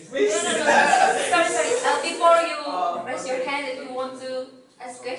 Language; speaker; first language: English; non-native, learner; Indonesian